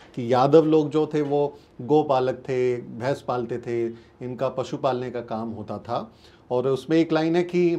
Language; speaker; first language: Hindi; native; Hindi